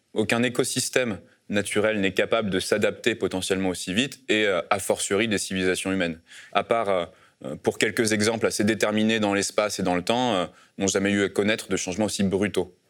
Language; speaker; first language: French; native; French